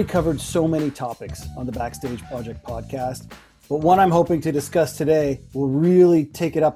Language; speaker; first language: English; native; English